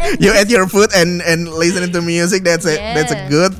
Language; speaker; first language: English; non-native, fluent; Indonesian